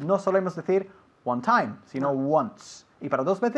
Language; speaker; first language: Spanish; non-native, fluent; English